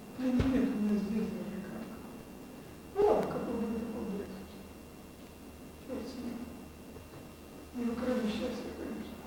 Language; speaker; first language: Russian; native; Russian